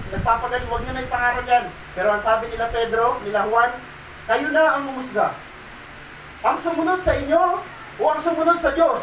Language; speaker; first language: Filipino; native; Filipino